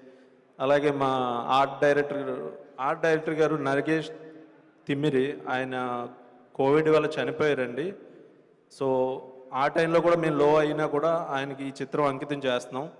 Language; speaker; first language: Telugu; native; Telugu